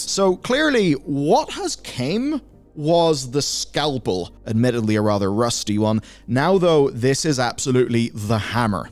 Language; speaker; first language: English; native; English